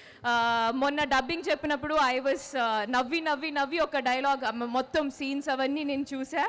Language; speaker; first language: Telugu; non-native, fluent; Malayalam